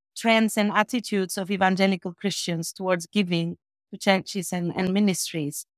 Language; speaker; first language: English; non-native, fluent; Albanian